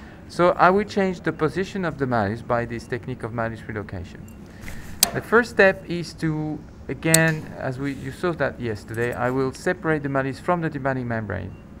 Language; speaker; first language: English; non-native, fluent; French